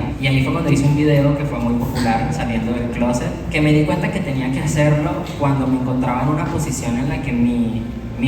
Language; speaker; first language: Spanish; native; Spanish